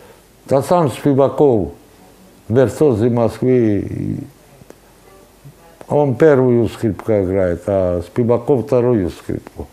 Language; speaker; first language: Russian; non-native, local second language; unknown